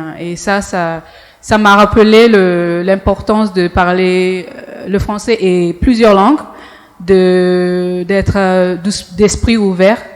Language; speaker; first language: French; early bilingual, heritage; English